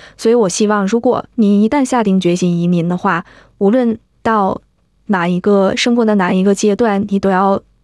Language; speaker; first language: Chinese; native; Chinese